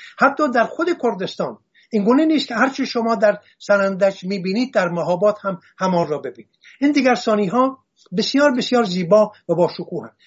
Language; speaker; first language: Persian; non-native, local second language; Assyrian Neo-Aramaic